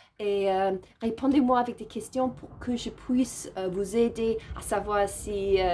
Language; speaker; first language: French; non-native, learner; English